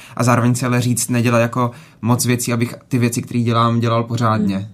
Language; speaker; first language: Czech; native; Czech